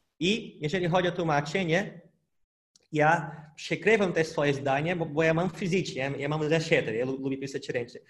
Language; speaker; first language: Polish; non-native, fluent; Portuguese